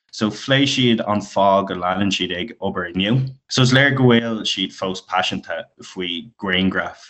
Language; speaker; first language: Irish; non-native, local second language; English